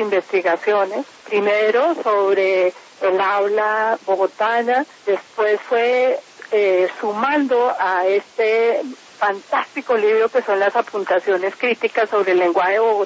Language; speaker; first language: Spanish; native; Spanish